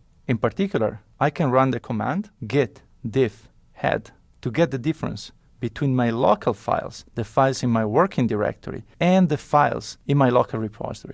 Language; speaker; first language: English; non-native, fluent; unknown